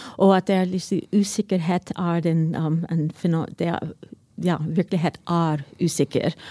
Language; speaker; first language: Norwegian; non-native, fluent; English